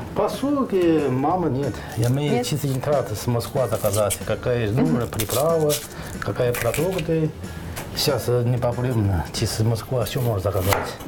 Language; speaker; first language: Russian; non-native, learner; Chinese